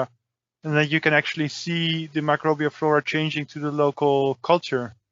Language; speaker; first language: English; non-native, fluent; Dutch